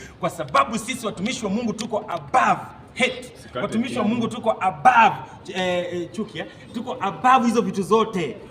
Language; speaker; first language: Swahili; native; Swahili